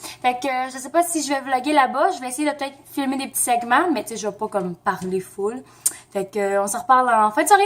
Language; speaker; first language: French; native; French